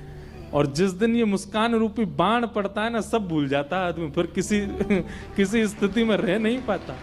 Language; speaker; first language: Hindi; native; Hindi